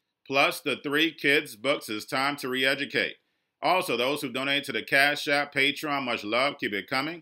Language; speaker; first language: English; native; English